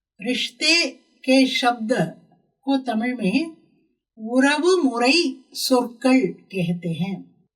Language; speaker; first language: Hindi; non-native, local second language; Tamil